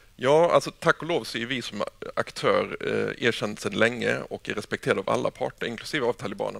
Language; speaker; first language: Swedish; native; Swedish